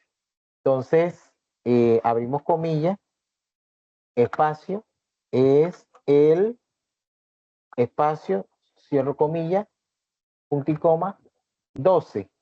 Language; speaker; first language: Spanish; native; Spanish